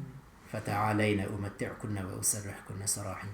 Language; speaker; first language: Arabic; non-native, fluent; English